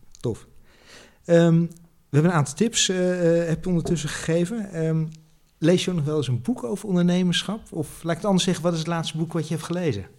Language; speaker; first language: Dutch; native; Dutch